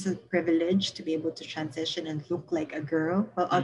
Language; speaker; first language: English; non-native, local second language; Cebuano